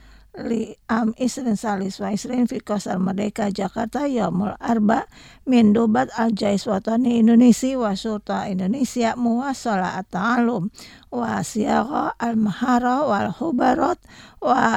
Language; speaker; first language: Arabic; non-native, fluent; Indonesian